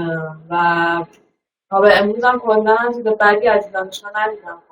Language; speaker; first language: Persian; native; Persian